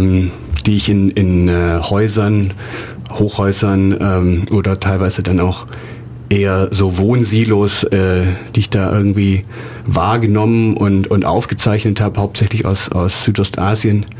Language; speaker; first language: German; native; German